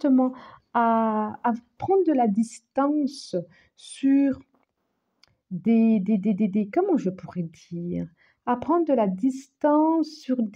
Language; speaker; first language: French; native; French